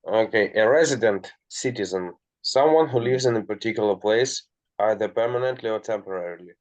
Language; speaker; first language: English; non-native, learner; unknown